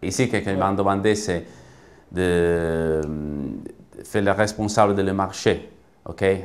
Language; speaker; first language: French; non-native, fluent; Italian